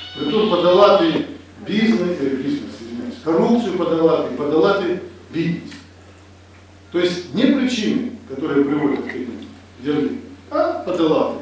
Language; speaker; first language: Russian; native; Russian